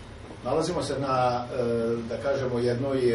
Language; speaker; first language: Serbian; native; Serbian